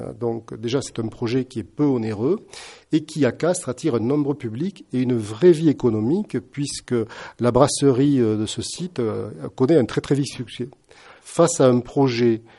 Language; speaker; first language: French; native; French